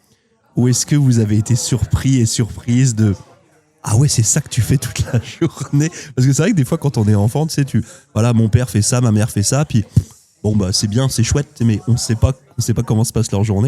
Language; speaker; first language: French; native; French